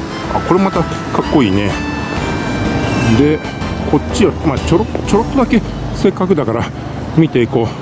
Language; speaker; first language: Japanese; native; Japanese